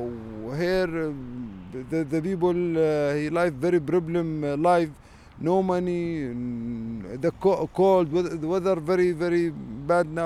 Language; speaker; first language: English; non-native, learner; Arabic